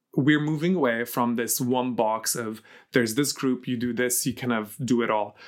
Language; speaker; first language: English; early bilingual, heritage; Arabic